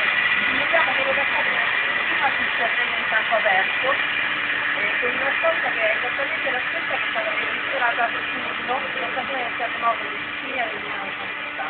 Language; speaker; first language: Italian; native; Italian